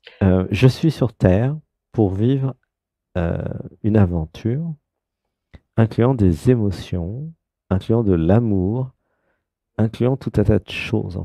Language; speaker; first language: French; native; French